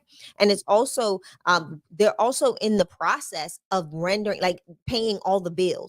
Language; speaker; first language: English; native; English